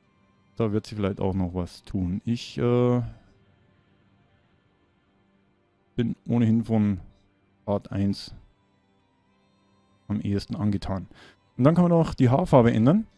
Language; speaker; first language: German; native; German